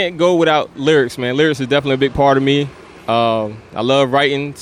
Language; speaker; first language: English; native; English